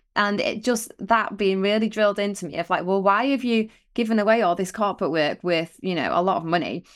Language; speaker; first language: English; native; English